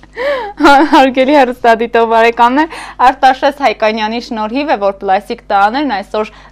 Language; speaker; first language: Armenian; native; Armenian